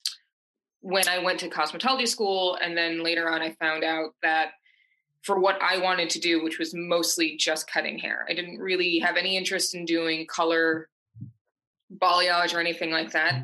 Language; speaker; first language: English; native; English